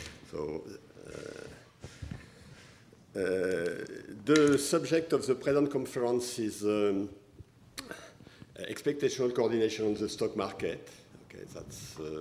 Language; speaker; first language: English; non-native, fluent; French